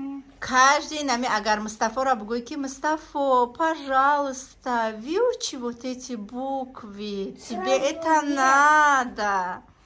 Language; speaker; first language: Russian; non-native, local second language; Tajik